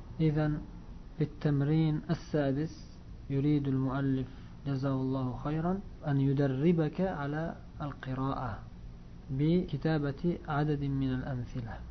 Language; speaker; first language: Arabic; non-native, fluent; Uzbek